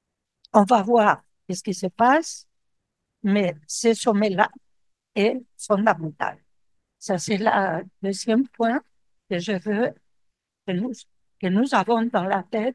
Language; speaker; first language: French; non-native, fluent; Spanish